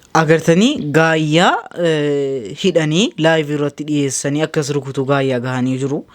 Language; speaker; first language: Oromo; native; Oromo